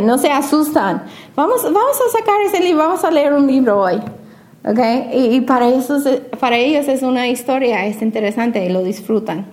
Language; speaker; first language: Spanish; non-native, fluent; English